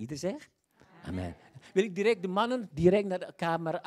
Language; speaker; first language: Dutch; non-native, fluent; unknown